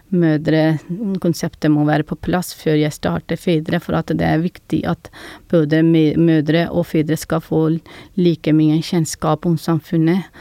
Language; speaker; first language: Norwegian; non-native, fluent; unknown